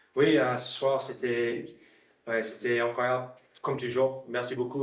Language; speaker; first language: French; non-native, learner; English